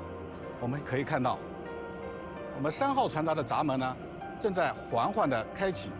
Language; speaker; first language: Chinese; native; Chinese